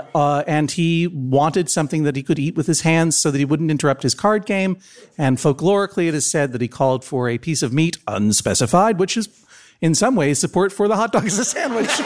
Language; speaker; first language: English; native; English